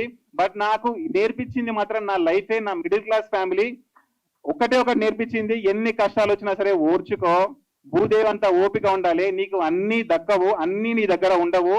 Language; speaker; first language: Telugu; native; Telugu